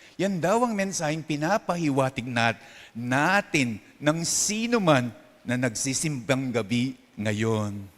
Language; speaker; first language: Filipino; non-native, local second language; Pampanga